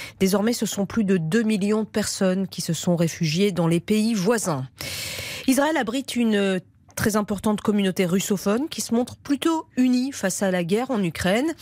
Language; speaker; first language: French; native; French